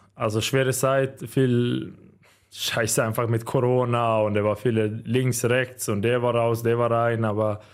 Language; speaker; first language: German; non-native, learner; Swedish